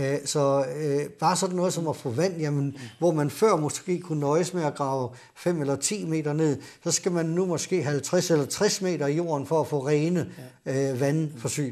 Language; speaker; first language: Danish; native; Danish